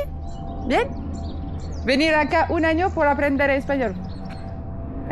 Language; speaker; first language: Spanish; non-native, learner; French